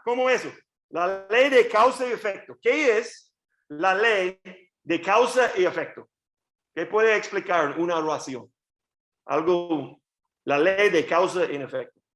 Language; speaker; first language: Spanish; non-native, learner; English